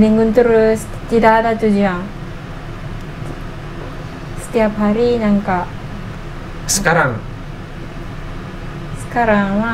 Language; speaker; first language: Indonesian; non-native, learner; Japanese